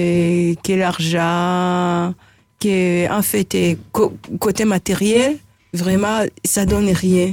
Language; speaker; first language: French; non-native, local second language; Rundi